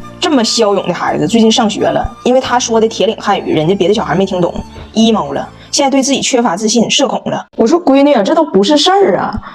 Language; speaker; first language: Chinese; native; Chinese